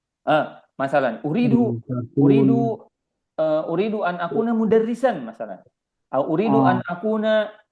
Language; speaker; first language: Arabic; non-native, fluent; Indonesian